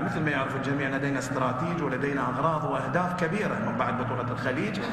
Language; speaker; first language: Arabic; native; Arabic